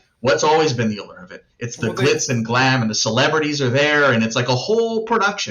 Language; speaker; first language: English; native; English